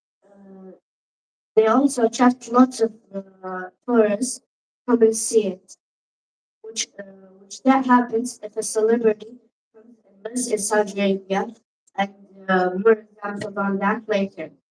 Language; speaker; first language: English; non-native, learner; Arabic